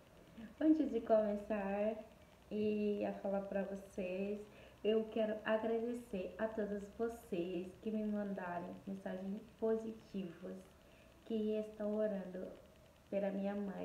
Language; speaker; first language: Portuguese; non-native, fluent; Haitian Creole